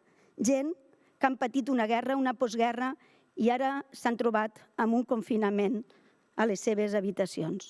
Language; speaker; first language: Catalan; native; Catalan